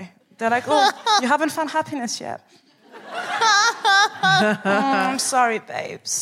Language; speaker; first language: English; non-native, fluent; French